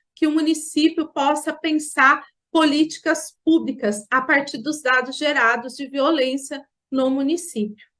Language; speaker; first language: Portuguese; native; Portuguese